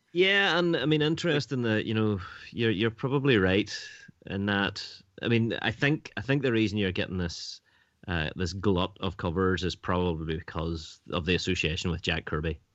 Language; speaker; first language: English; native; English